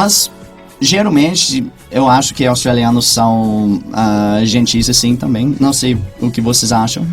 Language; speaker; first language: Portuguese; non-native, fluent; English